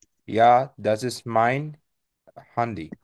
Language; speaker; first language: German; non-native, learner; Bangla